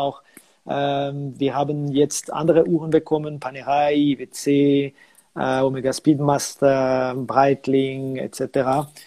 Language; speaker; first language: German; non-native, local second language; French